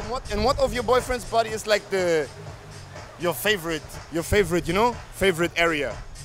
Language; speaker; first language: English; non-native, learner; German